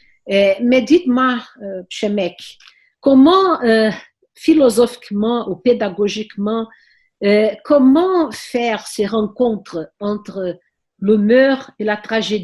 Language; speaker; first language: French; non-native, learner; Portuguese